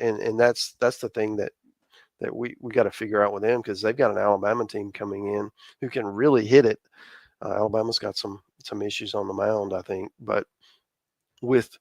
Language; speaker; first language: English; native; English